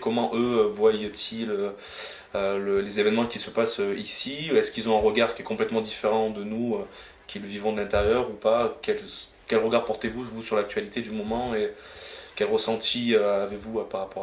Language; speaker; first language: French; native; French